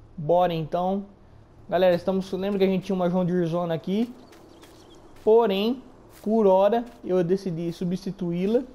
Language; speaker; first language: Portuguese; native; Portuguese